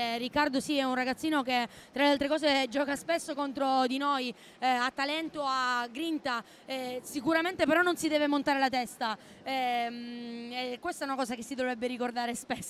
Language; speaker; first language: Italian; native; Italian